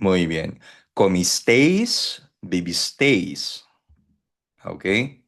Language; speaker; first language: Spanish; non-native, fluent; Filipino